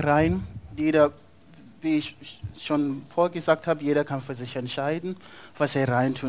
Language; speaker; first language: German; non-native, fluent; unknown